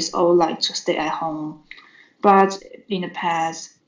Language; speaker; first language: English; non-native, learner; Chinese